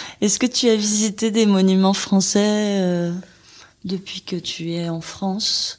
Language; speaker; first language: French; native; French